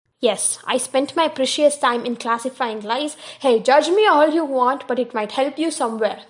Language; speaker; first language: English; non-native, local second language; Tamil